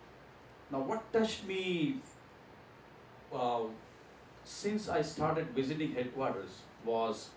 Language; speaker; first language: English; non-native, local second language; Gujarati